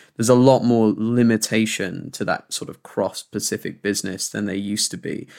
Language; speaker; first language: English; native; English